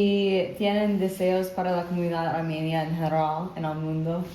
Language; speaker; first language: Spanish; non-native, learner; English